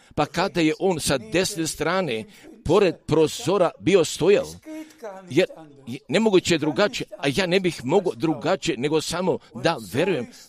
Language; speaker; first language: Croatian; early bilingual, heritage; Serbian